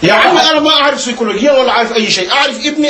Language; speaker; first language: Arabic; native; Arabic